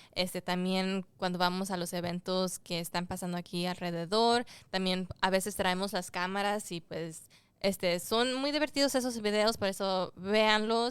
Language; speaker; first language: Spanish; early bilingual, heritage; Spanish